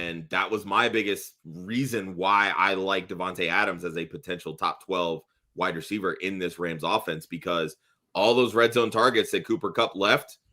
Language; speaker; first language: English; native; English